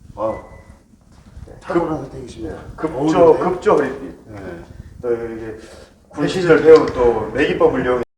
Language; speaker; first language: Korean; native; Korean